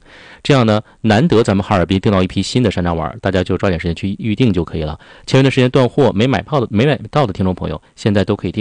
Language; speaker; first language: Chinese; native; Chinese